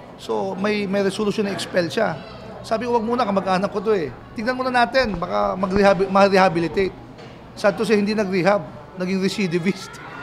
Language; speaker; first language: Filipino; non-native, local second language; Pangasinan